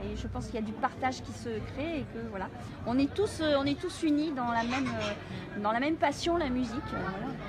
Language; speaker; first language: French; native; French